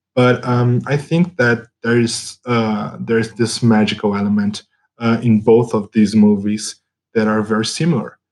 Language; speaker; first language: English; non-native, fluent; Portuguese